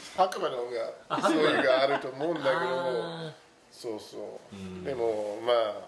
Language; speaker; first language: Japanese; non-native, fluent; English